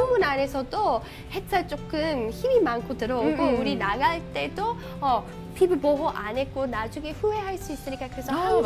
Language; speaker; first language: Korean; non-native, fluent; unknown